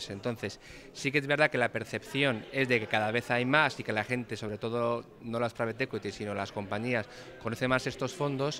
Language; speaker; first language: Spanish; native; Spanish